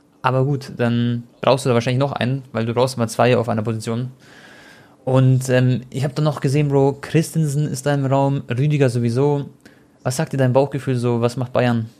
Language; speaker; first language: German; early bilingual, other home language; Croatian